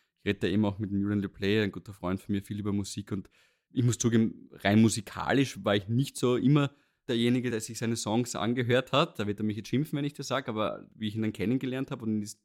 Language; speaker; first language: German; native; German